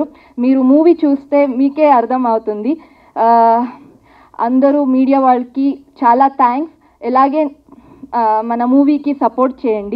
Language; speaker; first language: Telugu; non-native, learner; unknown